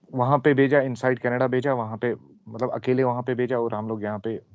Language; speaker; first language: Hindi; native; Hindi